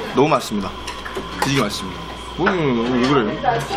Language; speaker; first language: Korean; native; Korean